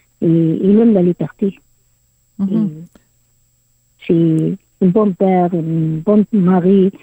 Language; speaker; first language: French; non-native, learner; Arabic